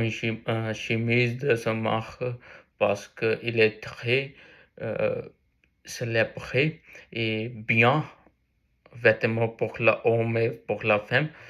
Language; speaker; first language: French; non-native, learner; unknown